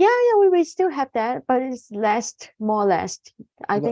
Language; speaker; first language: English; non-native, fluent; Cantonese